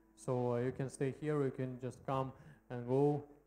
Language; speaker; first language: English; non-native, fluent; Russian